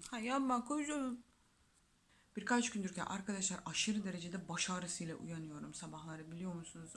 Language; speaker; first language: Turkish; non-native, fluent; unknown